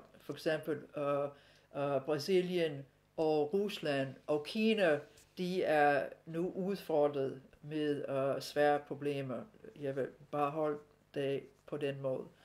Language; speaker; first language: Danish; non-native, fluent; English